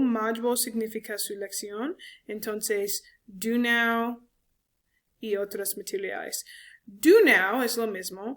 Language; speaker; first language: Spanish; non-native, learner; English